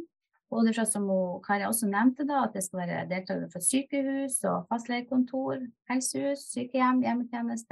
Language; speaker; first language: Norwegian; native; Norwegian